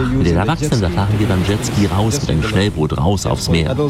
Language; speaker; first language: German; native; German